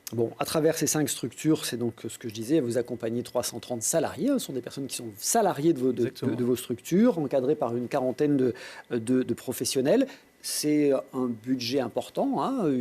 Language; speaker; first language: French; native; French